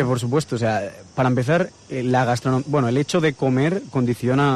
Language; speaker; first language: Spanish; native; Spanish